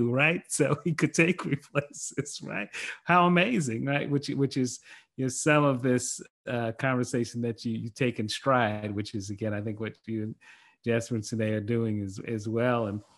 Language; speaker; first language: English; native; English